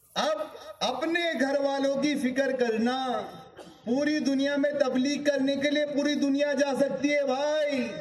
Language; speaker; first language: Urdu; native; Urdu